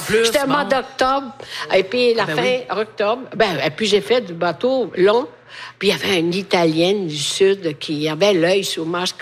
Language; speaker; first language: French; non-native, fluent; Italian